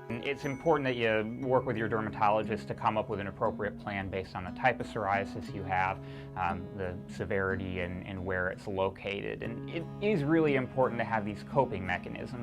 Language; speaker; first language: English; native; English